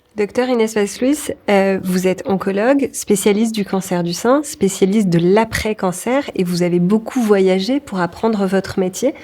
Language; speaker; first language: French; native; French